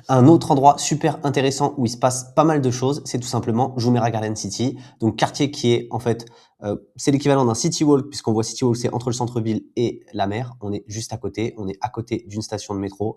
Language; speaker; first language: French; native; French